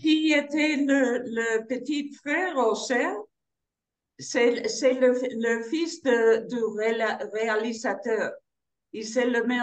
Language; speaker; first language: French; non-native, learner; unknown